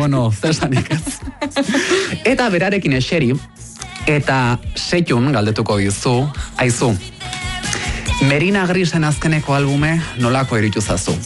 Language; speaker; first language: Basque; native; Basque